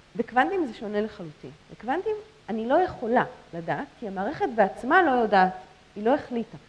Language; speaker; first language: Hebrew; native; Hebrew